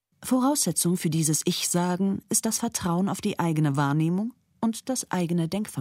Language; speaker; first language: German; native; German